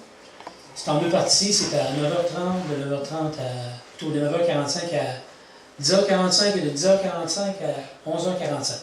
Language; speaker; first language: French; native; French